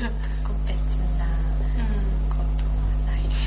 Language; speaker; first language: Japanese; non-native, learner; Chinese